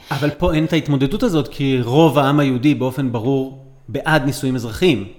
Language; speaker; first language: Hebrew; native; Hebrew